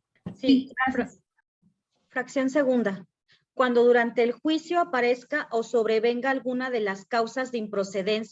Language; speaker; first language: Spanish; native; Spanish